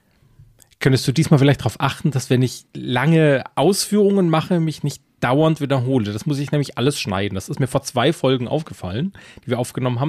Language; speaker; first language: German; native; German